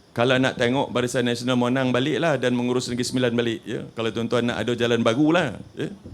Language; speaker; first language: Malay; native; Malay